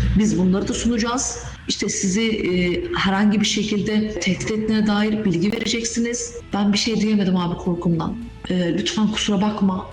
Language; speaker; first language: Turkish; native; Turkish